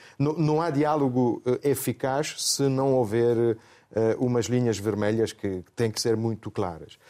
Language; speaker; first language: Portuguese; non-native, fluent; Italian